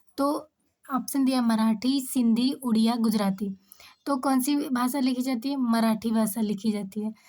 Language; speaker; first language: Hindi; native; Hindi